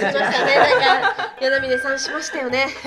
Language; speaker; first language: Japanese; native; Japanese